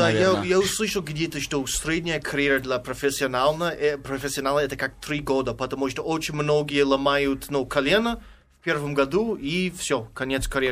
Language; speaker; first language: Russian; non-native, fluent; English